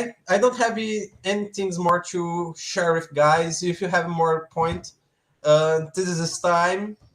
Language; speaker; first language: English; non-native, learner; Portuguese